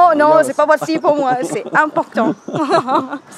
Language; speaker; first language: French; non-native, learner; Thai